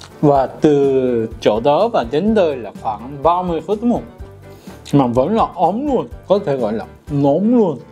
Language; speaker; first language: Vietnamese; non-native, fluent; Korean